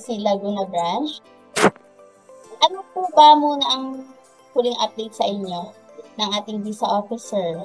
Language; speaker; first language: Filipino; native; Filipino